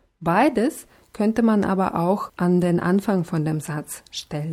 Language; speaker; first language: German; non-native, fluent; Russian